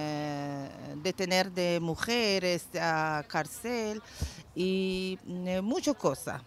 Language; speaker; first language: Spanish; non-native, learner; Persian